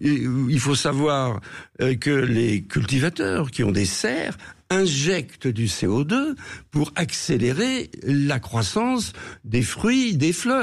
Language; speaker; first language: French; native; French